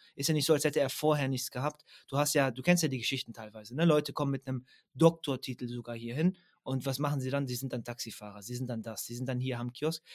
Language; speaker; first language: German; early bilingual, other home language; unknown